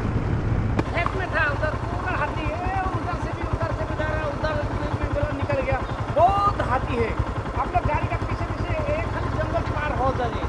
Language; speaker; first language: Hindi; non-native, local second language; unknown